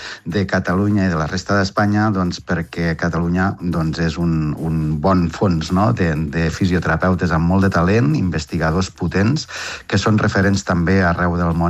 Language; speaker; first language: Catalan; native; Catalan